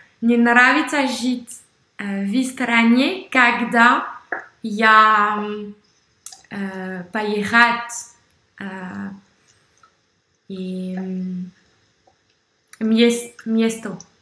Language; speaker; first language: Russian; non-native, learner; French